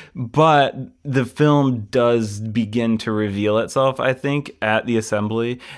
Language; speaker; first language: English; native; English